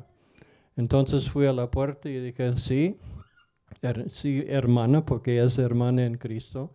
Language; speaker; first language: Spanish; non-native, fluent; English